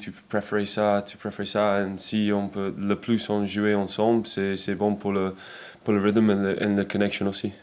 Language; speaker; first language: French; non-native, learner; English